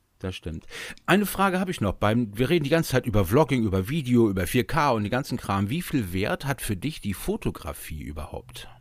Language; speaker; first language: German; native; German